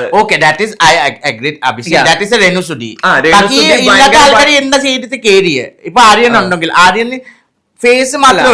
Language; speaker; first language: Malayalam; non-native, fluent; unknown